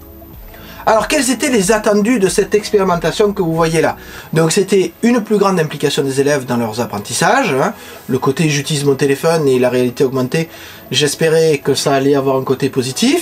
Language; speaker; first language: French; native; French